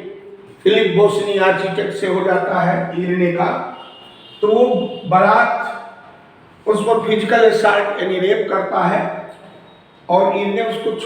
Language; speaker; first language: Hindi; native; Hindi